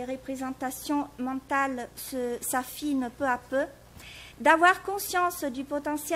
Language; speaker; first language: French; native; French